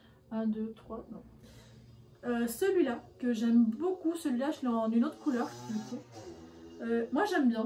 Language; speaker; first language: French; native; French